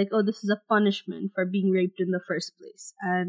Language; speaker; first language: English; non-native, local second language; Bangla